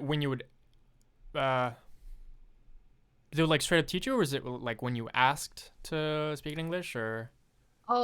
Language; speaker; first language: English; non-native, fluent; French